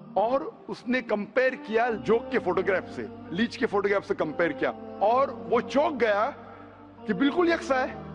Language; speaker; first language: Hindi; non-native, local second language; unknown